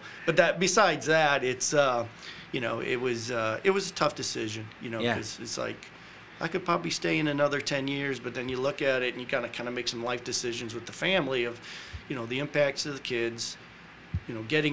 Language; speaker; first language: English; native; English